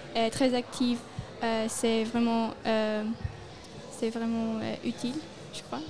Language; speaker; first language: French; non-native, local second language; Italian